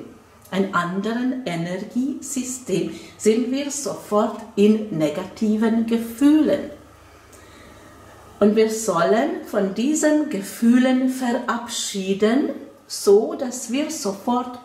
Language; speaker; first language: German; non-native, fluent; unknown